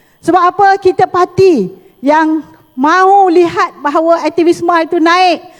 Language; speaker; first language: Malay; native; Malay